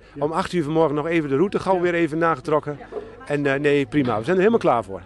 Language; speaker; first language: Dutch; native; Dutch